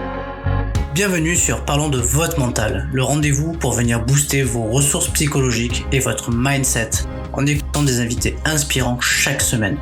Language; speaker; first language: French; native; French